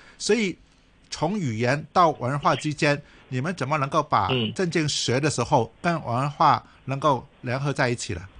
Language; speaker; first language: Chinese; non-native, local second language; Cantonese